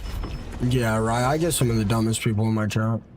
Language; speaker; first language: English; native; English